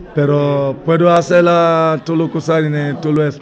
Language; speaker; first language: Spanish; non-native, learner; Bini